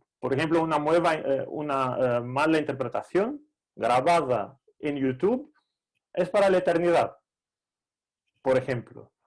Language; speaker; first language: Spanish; non-native, fluent; Greek